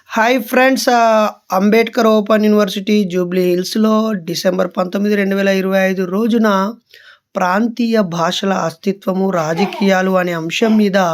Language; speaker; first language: Telugu; native; Telugu